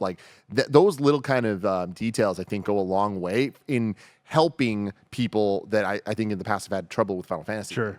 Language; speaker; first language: English; native; English